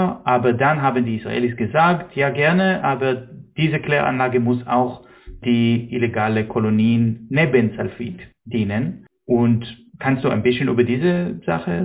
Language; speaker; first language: German; non-native, fluent; Hebrew